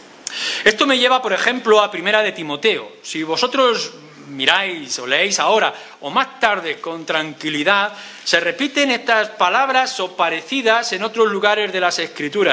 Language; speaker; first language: Spanish; native; Spanish